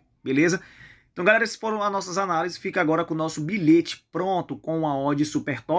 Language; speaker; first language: Portuguese; native; Portuguese